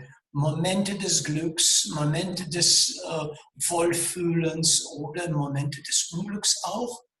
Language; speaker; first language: German; non-native, fluent; Russian